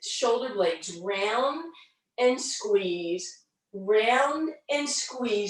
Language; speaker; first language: English; native; English